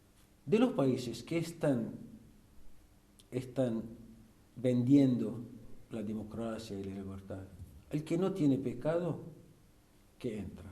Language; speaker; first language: Spanish; non-native, fluent; Arabic